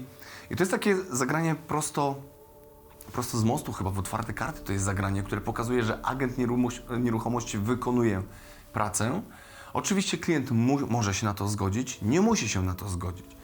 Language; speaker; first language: Polish; native; Polish